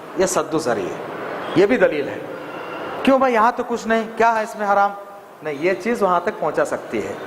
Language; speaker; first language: Urdu; native; Urdu